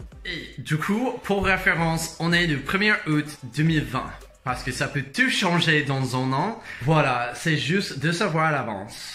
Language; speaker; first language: French; non-native, fluent; English